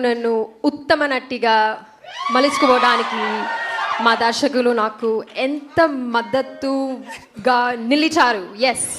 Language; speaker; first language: Telugu; non-native, learner; English